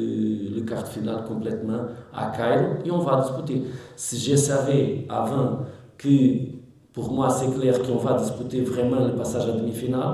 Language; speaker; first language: French; non-native, learner; Portuguese